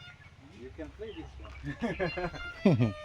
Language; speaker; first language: English; non-native, learner; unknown